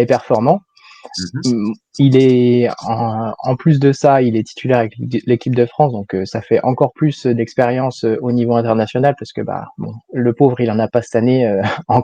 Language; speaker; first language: French; native; French